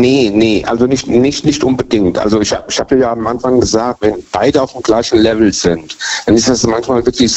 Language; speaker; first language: German; native; German